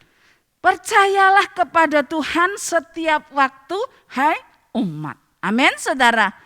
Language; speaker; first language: Indonesian; native; Indonesian